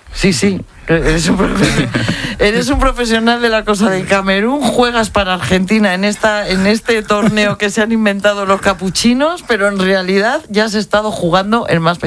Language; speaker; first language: Spanish; native; Spanish